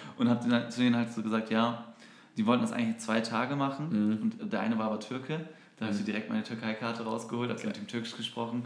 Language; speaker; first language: German; early bilingual, other home language; Turkish